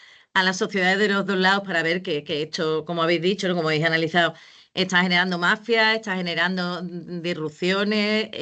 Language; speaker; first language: Spanish; native; Spanish